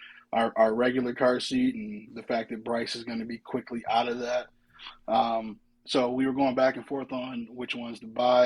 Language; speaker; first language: English; native; English